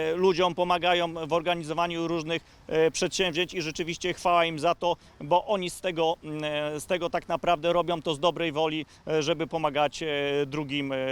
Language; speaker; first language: Polish; native; Polish